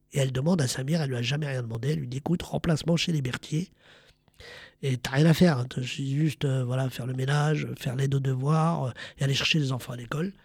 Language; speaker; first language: French; early bilingual, other home language; Arabic